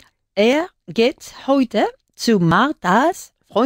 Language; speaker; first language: German; non-native, learner; Spanish